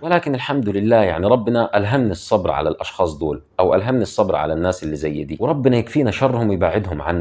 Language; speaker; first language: Arabic; native; Arabic